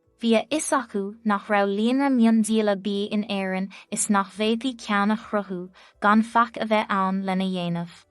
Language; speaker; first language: Irish; native; Irish